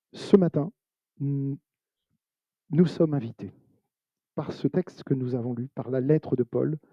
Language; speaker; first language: French; native; French